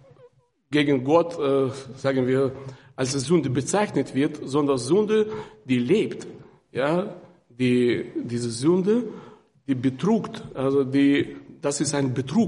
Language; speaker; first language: German; non-native, fluent; Russian